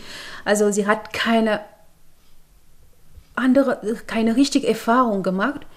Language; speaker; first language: German; non-native, fluent; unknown